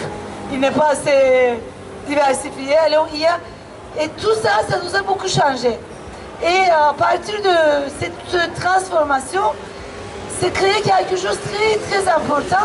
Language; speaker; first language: French; non-native, fluent; Turkish